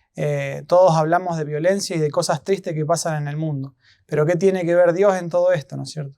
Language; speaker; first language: Spanish; native; Spanish